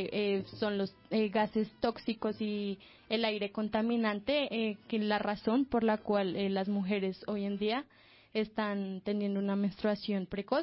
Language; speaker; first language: Spanish; native; Spanish